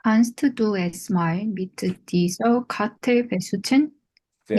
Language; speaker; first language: German; non-native, learner; Korean